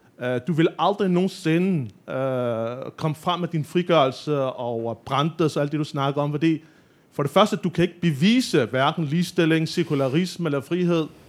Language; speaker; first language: Danish; non-native, fluent; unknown